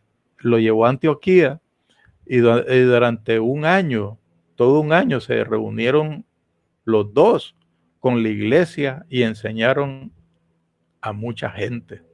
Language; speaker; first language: Spanish; native; Spanish